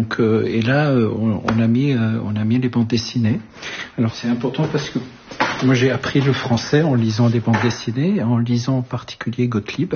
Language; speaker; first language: French; early bilingual, other home language; Arabic